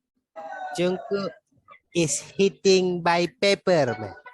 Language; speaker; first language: English; non-native, learner; Indonesian